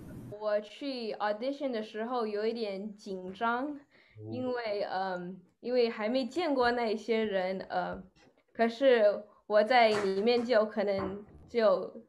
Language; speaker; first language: Chinese; early bilingual, other home language; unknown